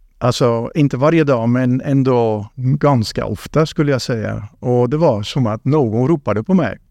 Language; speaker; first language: Swedish; non-native, fluent; Dutch